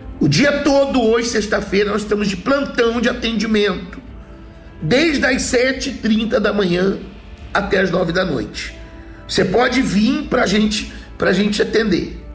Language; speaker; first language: Portuguese; native; Portuguese